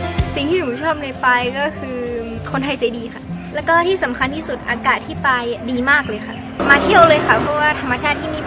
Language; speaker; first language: Thai; early bilingual, other home language; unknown